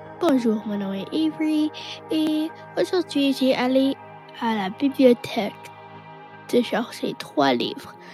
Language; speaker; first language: French; non-native, learner; English